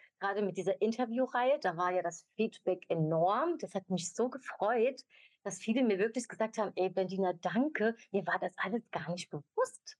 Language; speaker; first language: German; early bilingual, other home language; Albanian